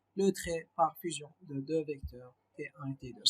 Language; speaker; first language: French; non-native, local second language; Arabic